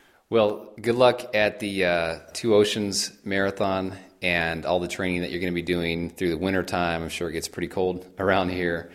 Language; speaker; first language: English; native; English